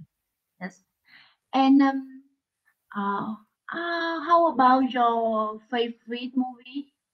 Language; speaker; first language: English; non-native, learner; Vietnamese